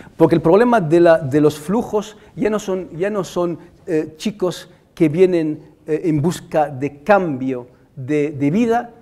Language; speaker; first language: Spanish; non-native, fluent; Arabic